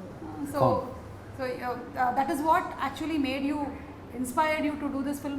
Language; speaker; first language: Telugu; native; Telugu